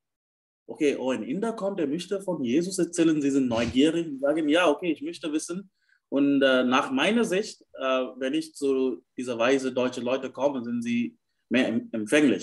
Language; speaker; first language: German; non-native, fluent; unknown